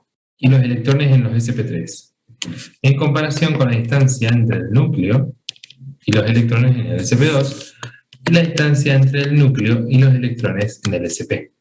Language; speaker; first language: Spanish; native; Spanish